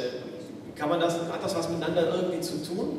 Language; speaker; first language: German; native; German